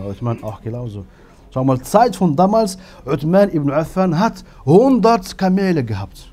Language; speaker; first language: German; non-native, fluent; Arabic